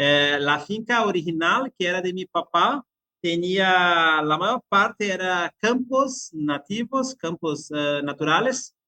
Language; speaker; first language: Spanish; non-native, fluent; Portuguese